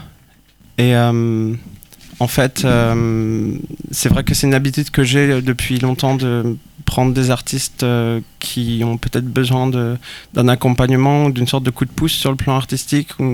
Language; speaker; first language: French; native; French